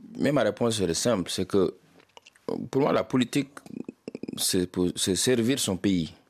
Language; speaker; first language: French; non-native, local second language; Wolof